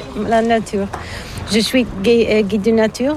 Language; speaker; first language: French; non-native, learner; Bulgarian